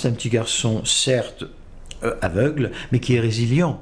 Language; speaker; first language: French; native; French